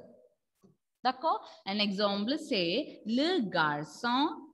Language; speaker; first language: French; non-native, fluent; Malayalam